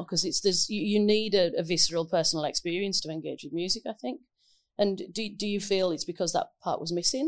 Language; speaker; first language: English; native; English